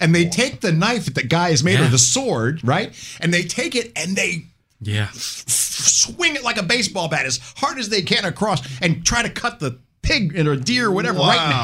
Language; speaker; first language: English; native; English